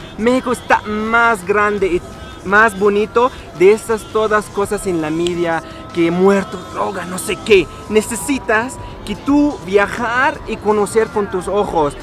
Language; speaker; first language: Spanish; non-native, learner; Arabic